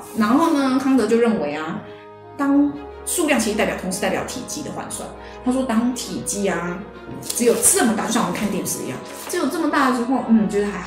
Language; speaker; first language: Chinese; native; Chinese